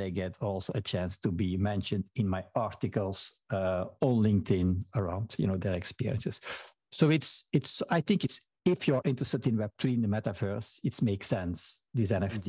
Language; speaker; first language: English; non-native, fluent; Dutch